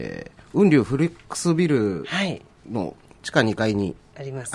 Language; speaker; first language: Japanese; native; Japanese